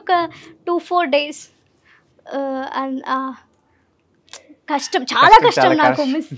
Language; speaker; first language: Telugu; non-native, learner; Malayalam